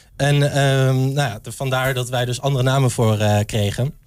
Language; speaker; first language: Dutch; native; Dutch